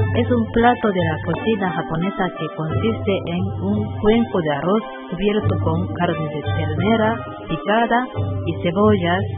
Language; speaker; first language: Spanish; non-native, learner; Japanese